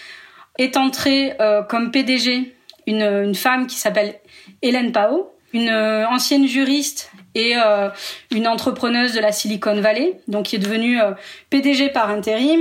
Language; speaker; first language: French; native; French